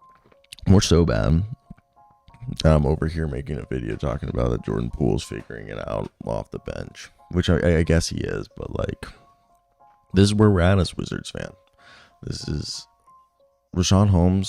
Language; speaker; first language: English; native; English